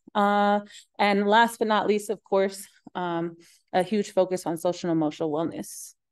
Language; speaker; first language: English; native; English